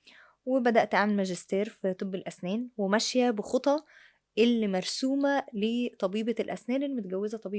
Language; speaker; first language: Arabic; native; Arabic